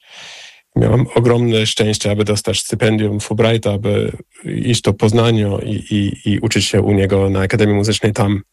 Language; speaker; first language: Polish; non-native, fluent; English